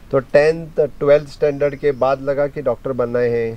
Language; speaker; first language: Hindi; non-native, local second language; Konkani